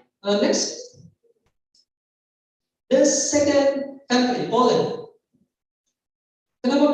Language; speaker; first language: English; non-native, fluent; Indonesian